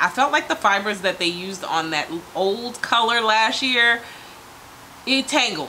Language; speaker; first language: English; native; English